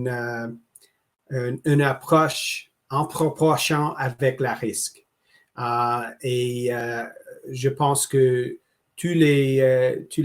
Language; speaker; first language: French; non-native, local second language; English